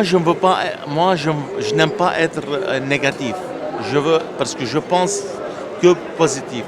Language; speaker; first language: French; non-native, local second language; Arabic